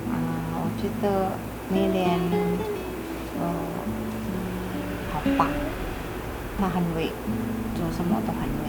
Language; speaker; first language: Chinese; non-native, learner; Vietnamese